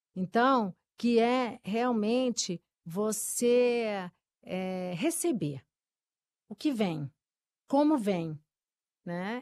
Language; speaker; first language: Portuguese; early bilingual, other home language; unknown